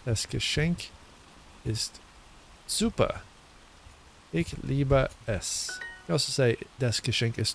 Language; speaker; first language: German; non-native, learner; English